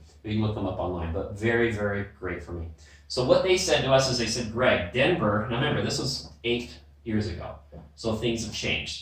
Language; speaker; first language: English; native; English